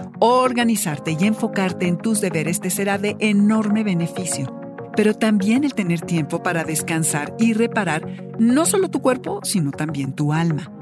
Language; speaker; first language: Spanish; native; Spanish